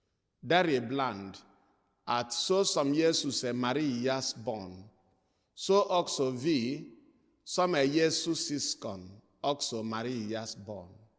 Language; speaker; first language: Swedish; non-native, fluent; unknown